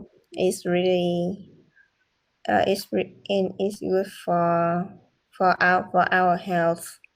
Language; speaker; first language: English; non-native, learner; Vietnamese